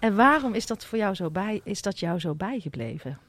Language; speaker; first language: Dutch; native; Dutch